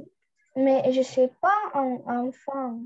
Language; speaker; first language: French; non-native, learner; Russian